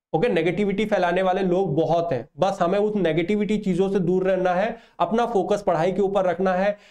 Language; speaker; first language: Hindi; non-native, local second language; Odia